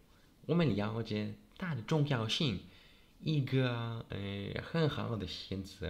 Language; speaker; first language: Chinese; non-native, learner; Polish